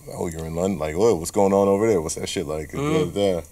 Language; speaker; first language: English; native; English